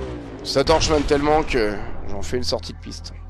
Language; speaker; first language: French; native; French